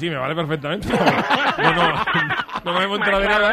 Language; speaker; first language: Spanish; native; Spanish